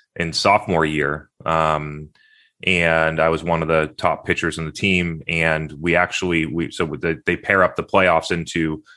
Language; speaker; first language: English; native; English